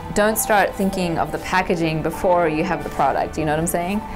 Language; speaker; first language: English; non-native, fluent; Polish